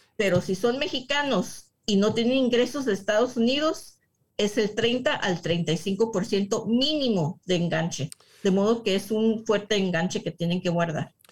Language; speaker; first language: Spanish; early bilingual, heritage; Spanish